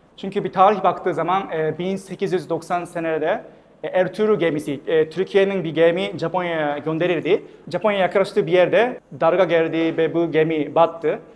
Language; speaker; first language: Turkish; non-native, fluent; Japanese